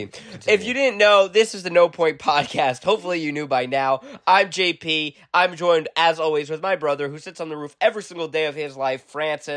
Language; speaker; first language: English; native; English